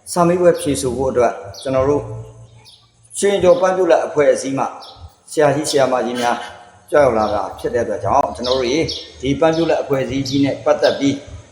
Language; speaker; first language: Burmese; native; Burmese